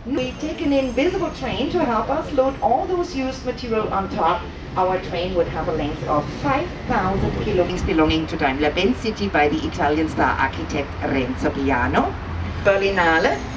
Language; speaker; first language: English; non-native, fluent; German